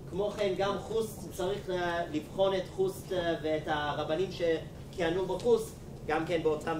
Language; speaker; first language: Hebrew; non-native, fluent; English